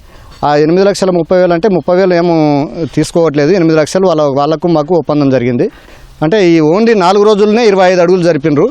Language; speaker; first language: Telugu; native; Telugu